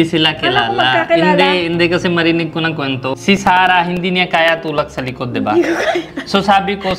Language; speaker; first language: Filipino; non-native, learner; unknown